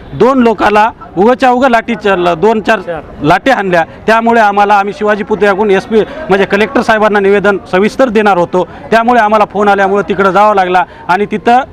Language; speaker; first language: Marathi; native; Marathi